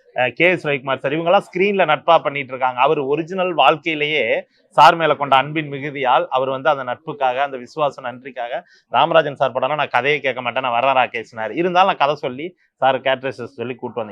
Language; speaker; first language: Tamil; native; Tamil